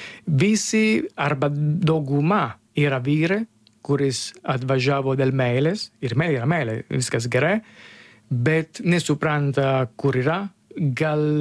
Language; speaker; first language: Lithuanian; non-native, learner; Italian